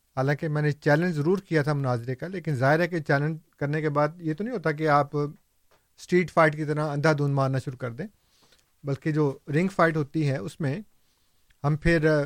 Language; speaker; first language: Urdu; non-native, local second language; Punjabi